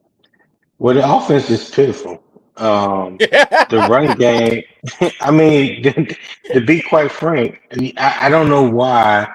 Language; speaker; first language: English; native; English